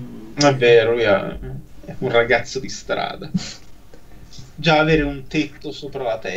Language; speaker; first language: Italian; native; Italian